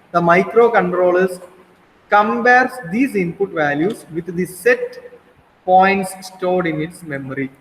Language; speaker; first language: English; non-native, local second language; Malayalam